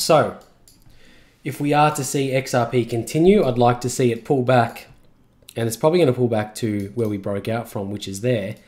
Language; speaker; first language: English; native; English